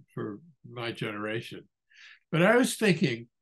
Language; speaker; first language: English; native; English